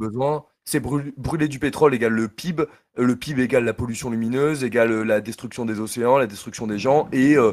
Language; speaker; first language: French; native; French